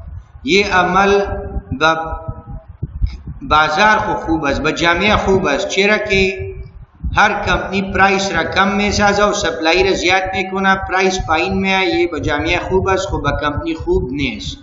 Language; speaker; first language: Persian; non-native, local second language; Pashto